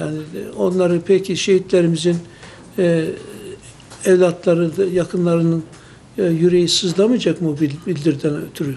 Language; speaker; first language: Turkish; native; Turkish